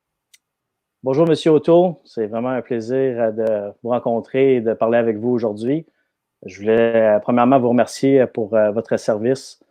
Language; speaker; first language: French; native; French